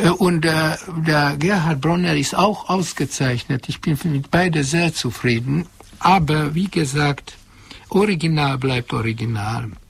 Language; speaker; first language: German; non-native, fluent; Hungarian